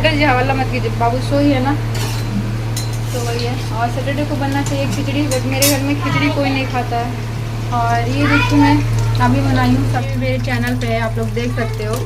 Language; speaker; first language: Hindi; native; Hindi